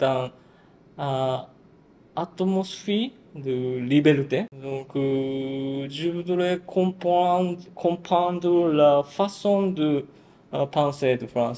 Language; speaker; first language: French; non-native, learner; Japanese